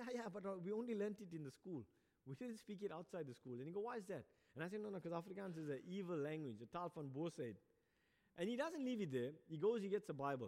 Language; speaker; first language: English; native; English